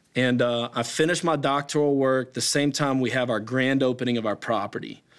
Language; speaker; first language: English; native; English